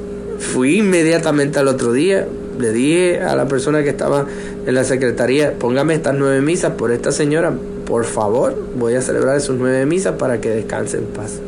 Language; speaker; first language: Spanish; native; Spanish